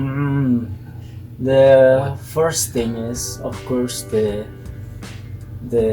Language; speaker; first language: English; non-native, learner; Indonesian